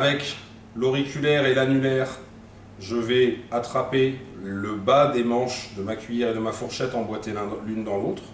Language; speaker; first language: French; native; French